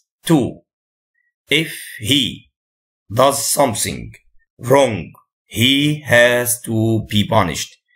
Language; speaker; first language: English; non-native, fluent; Arabic